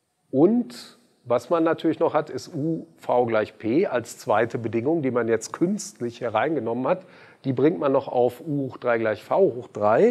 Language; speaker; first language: German; native; German